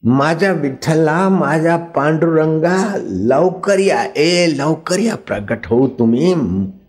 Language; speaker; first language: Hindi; non-native, local second language; Sindhi